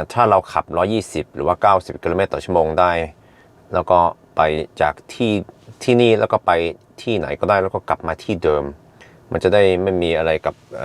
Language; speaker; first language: Thai; early bilingual, heritage; Thai